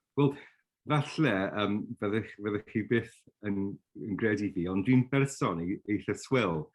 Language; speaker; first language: Welsh; non-native, local second language; English